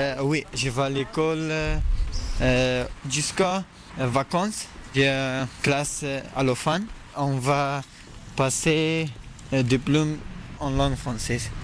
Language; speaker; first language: French; non-native, learner; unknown